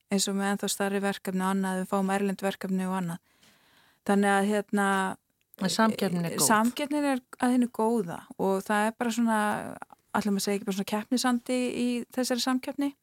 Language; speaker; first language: Icelandic; native; Icelandic